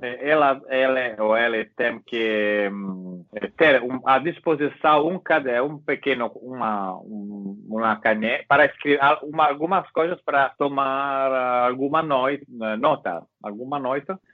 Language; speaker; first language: Portuguese; non-native, learner; Italian